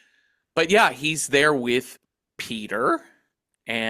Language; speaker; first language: English; native; English